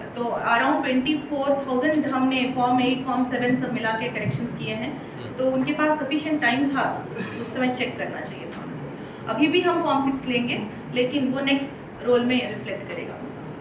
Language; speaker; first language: Hindi; non-native, local second language; Telugu